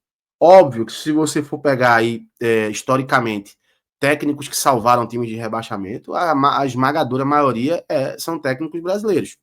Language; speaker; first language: Portuguese; native; Portuguese